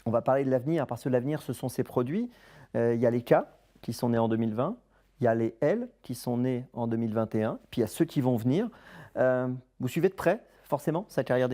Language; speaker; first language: French; native; French